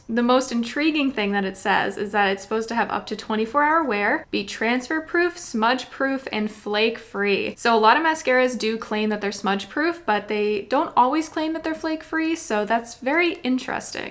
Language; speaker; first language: English; native; English